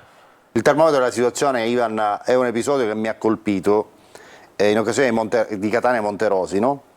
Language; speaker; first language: Italian; native; Italian